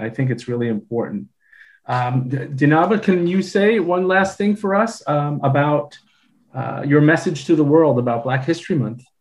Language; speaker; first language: English; native; English